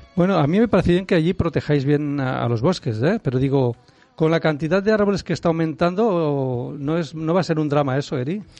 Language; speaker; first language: Spanish; native; Spanish